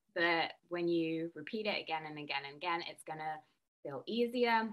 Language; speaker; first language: English; native; English